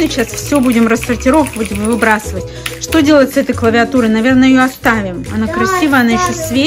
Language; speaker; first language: Russian; native; Russian